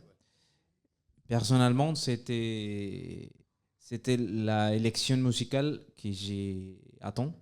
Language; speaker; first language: French; non-native, fluent; Spanish